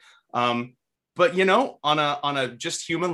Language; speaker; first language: English; native; English